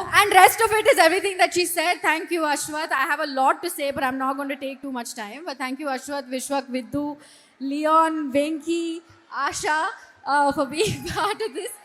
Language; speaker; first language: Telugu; non-native, local second language; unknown